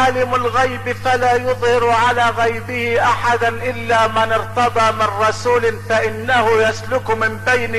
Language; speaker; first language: Arabic; native; Arabic